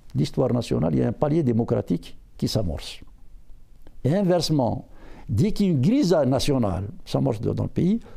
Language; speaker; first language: French; non-native, local second language; Berber languages